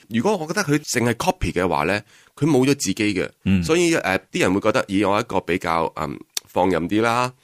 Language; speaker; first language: Cantonese; native; Cantonese